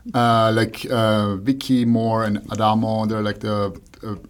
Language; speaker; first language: English; non-native, fluent; Persian